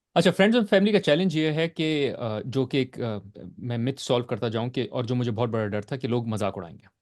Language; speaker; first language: Urdu; native; Urdu